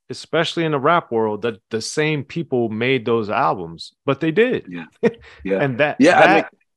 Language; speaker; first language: English; native; English